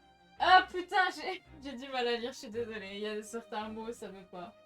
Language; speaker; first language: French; native; French